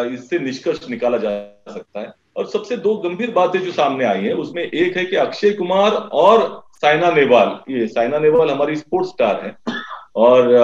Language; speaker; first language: Hindi; non-native, local second language; Marathi